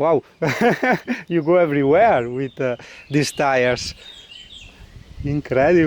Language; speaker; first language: English; non-native, learner; Italian